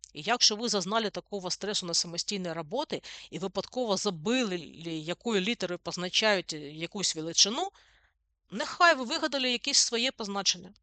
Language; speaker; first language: Ukrainian; non-native, local second language; Russian